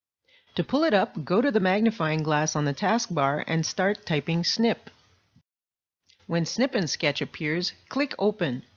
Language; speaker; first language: English; native; English